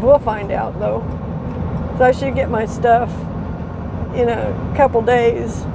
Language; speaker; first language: English; native; English